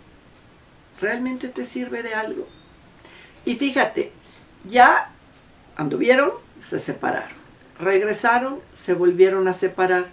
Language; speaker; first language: Spanish; native; Spanish